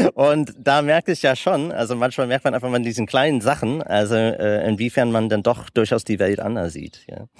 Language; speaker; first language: German; non-native, fluent; English